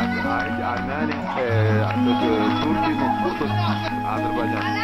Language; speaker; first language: Russian; non-native, local second language; Tajik